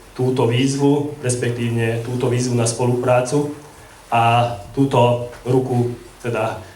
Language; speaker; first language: Slovak; non-native, local second language; Hungarian